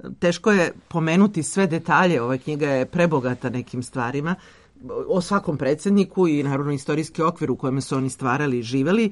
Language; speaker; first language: Serbian; native; Serbian